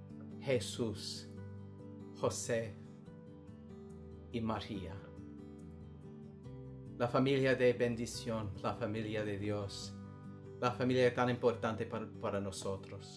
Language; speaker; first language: Spanish; non-native, learner; English